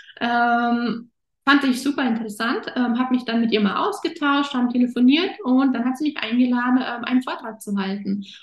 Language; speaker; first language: German; early bilingual, other home language; Russian